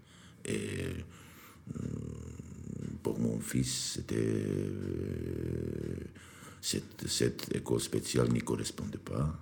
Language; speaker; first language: French; non-native, learner; Georgian